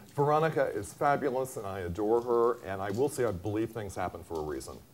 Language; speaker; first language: English; native; English